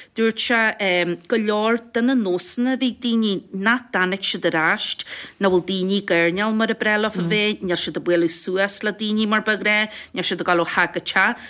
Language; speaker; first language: Irish; native; Irish